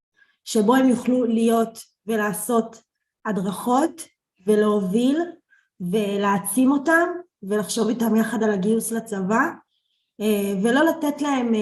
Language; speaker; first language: Hebrew; early bilingual, other home language; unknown